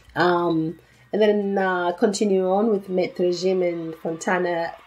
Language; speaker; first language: English; native; English